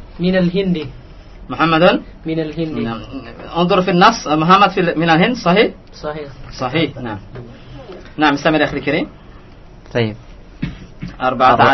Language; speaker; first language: Arabic; non-native, fluent; Indonesian